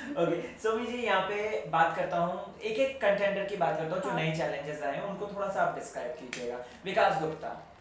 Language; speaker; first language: Hindi; native; Hindi